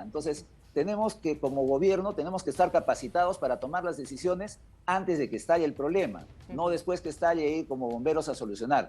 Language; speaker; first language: Spanish; native; Spanish